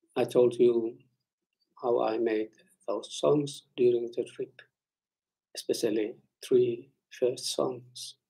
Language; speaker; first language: English; non-native, learner; Finnish